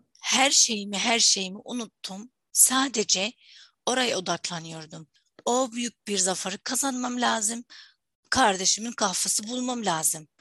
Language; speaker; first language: Turkish; non-native, fluent; Arabic